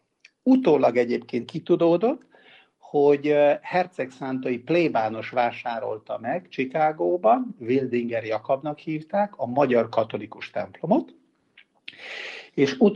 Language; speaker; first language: Hungarian; non-native, local second language; Serbian